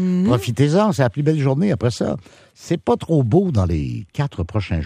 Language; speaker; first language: French; native; French